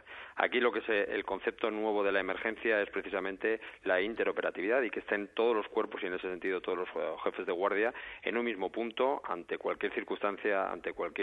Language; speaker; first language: Spanish; native; Spanish